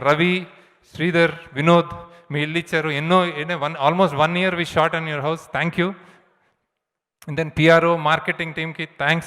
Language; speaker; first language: Telugu; native; Telugu